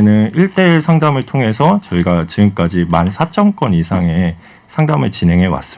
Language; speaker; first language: Korean; native; Korean